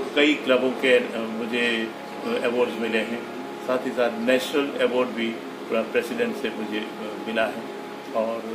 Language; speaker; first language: Hindi; non-native, local second language; Gujarati